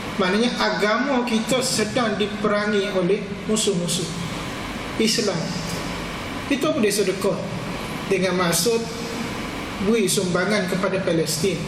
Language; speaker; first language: Malay; native; Malay